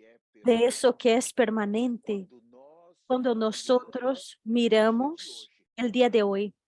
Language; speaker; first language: Spanish; non-native, fluent; Portuguese